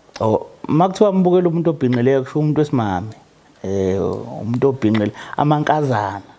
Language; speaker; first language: Zulu; native; Zulu